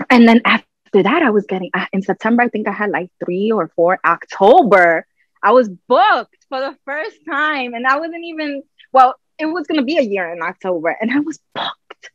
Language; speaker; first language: English; native; English